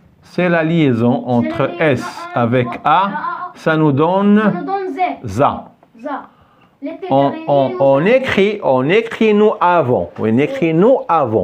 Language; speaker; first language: French; non-native, local second language; Arabic